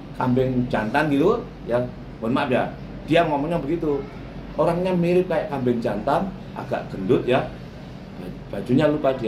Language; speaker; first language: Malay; non-native, local second language; Javanese